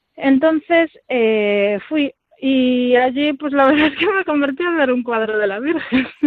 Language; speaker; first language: Spanish; native; Spanish